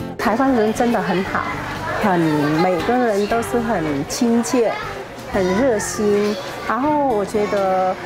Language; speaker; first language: Chinese; non-native, fluent; Vietnamese